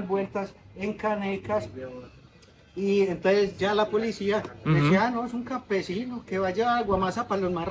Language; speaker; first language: Spanish; native; Spanish